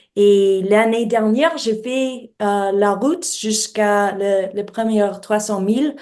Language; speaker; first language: French; non-native, learner; English